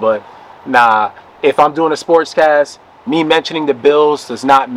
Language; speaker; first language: English; native; English